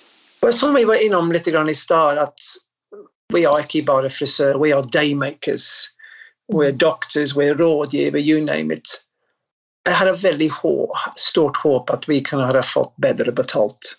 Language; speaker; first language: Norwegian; non-native, fluent; English